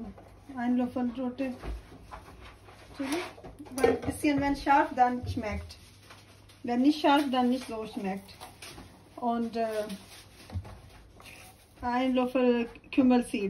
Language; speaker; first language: German; non-native, learner; Urdu